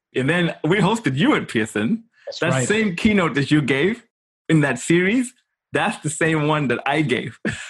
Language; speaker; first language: English; non-native, local second language; Shona